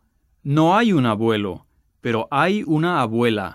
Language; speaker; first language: Spanish; non-native, learner; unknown